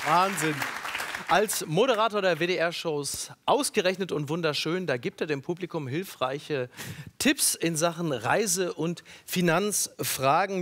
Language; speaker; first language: German; native; German